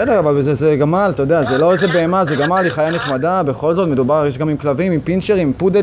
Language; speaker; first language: Hebrew; native; Hebrew